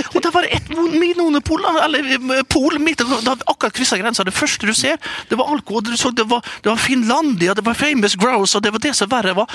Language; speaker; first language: Norwegian; native; Norwegian